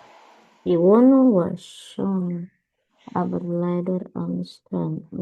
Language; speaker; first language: German; non-native, learner; Indonesian